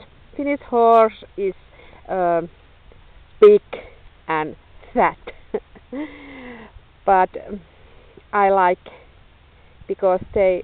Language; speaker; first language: English; non-native, learner; Finnish